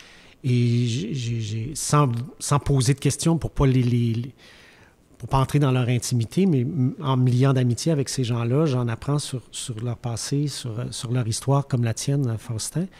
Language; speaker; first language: French; native; French